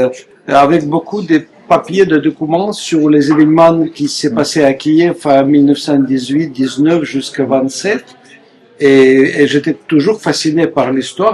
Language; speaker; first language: French; non-native, fluent; Russian